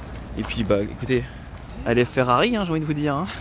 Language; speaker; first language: French; native; French